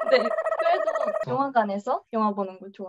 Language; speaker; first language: Korean; non-native, learner; Japanese